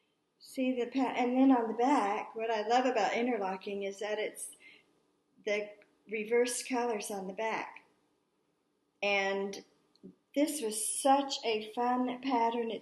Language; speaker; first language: English; native; English